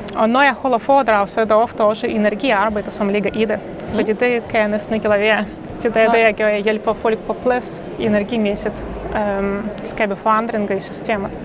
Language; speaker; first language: Danish; non-native, fluent; Russian